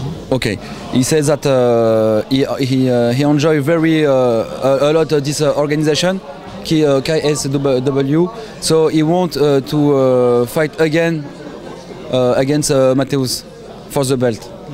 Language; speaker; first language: English; non-native, learner; French